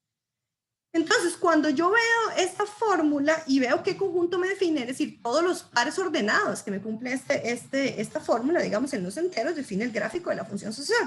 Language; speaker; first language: Spanish; native; Spanish